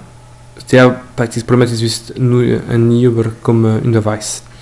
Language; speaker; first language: Norwegian; non-native, learner; French